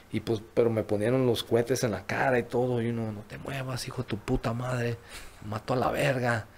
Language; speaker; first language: Spanish; early bilingual, heritage; Spanish